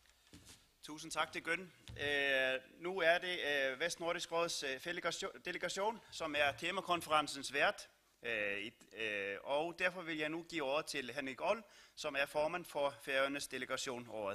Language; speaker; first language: Danish; non-native, fluent; Icelandic